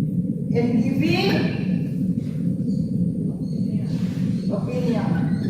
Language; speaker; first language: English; non-native, learner; Indonesian